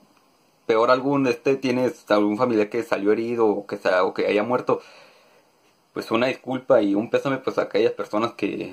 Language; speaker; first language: Spanish; native; Spanish